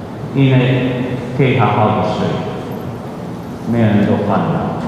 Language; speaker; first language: Chinese; non-native, fluent; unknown